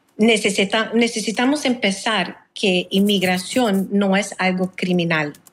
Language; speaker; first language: Spanish; non-native, fluent; Portuguese